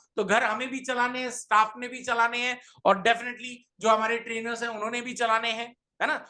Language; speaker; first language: Hindi; native; Hindi